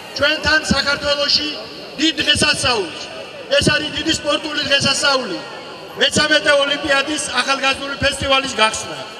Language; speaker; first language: Georgian; non-native, local second language; Azerbaijani